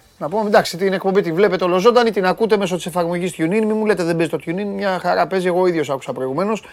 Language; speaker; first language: Greek; native; Greek